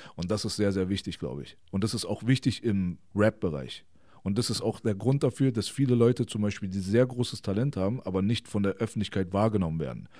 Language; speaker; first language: German; early bilingual, other home language; Persian